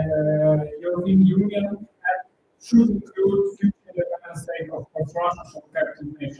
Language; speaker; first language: English; non-native, learner; Russian